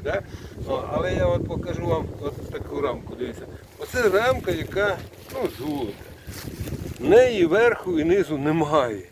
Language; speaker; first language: Ukrainian; native; Ukrainian